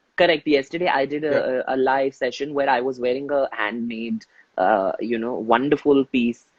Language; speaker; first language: English; non-native, local second language; Hindi